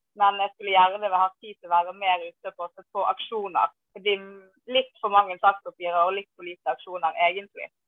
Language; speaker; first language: Norwegian; native; Norwegian